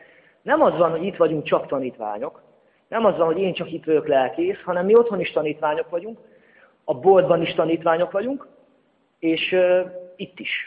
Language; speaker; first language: Hungarian; native; Hungarian